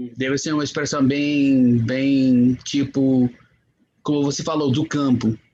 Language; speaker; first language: Portuguese; non-native, fluent; English